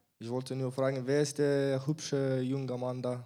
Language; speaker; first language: German; non-native, fluent; Bulgarian